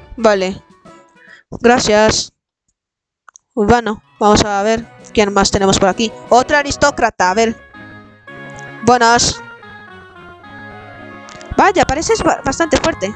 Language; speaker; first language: Spanish; native; Spanish